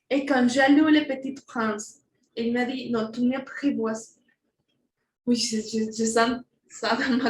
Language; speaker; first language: French; non-native, fluent; Spanish